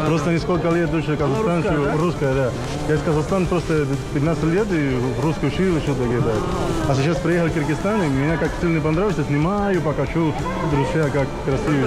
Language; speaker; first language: Russian; non-native, learner; Spanish